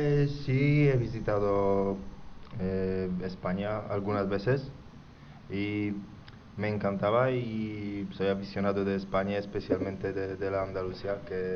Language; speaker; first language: Spanish; non-native, learner; Polish